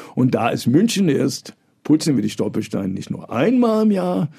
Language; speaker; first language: German; early bilingual, other home language; English